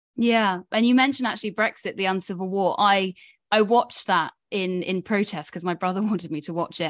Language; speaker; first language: English; native; English